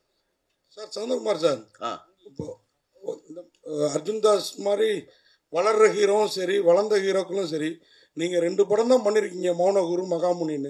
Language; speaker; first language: Tamil; native; Tamil